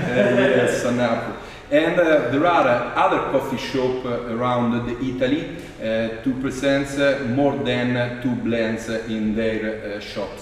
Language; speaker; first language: English; non-native, fluent; Italian